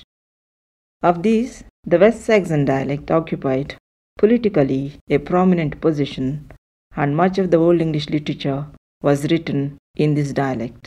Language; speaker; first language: English; non-native, local second language; Telugu